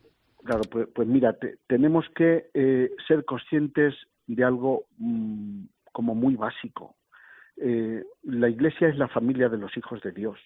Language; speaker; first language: Spanish; native; Spanish